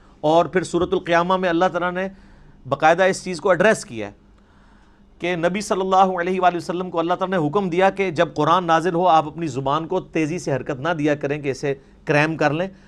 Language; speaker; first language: Urdu; non-native, local second language; Punjabi